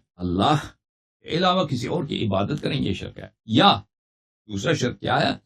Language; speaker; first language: Urdu; non-native, fluent; Persian